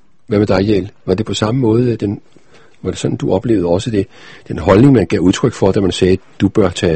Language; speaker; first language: Danish; native; Danish